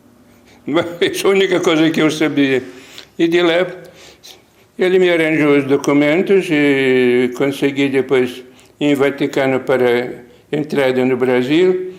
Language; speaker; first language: Portuguese; non-native, fluent; Lithuanian